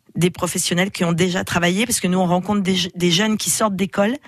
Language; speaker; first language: French; native; French